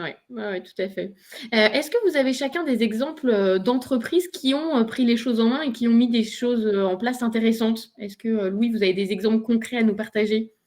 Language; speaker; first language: French; native; French